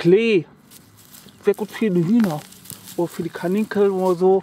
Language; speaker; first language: German; non-native, learner; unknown